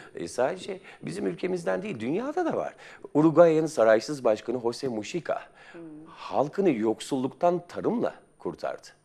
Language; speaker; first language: Turkish; native; Turkish